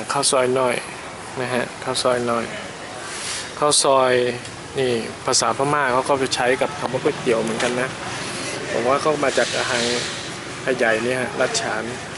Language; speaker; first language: Thai; native; Thai